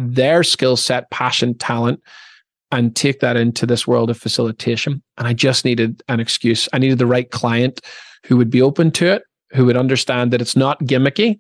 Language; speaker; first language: English; native; English